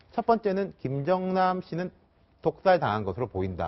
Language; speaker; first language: Korean; native; Korean